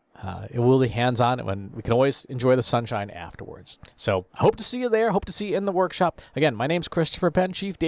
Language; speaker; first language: English; native; English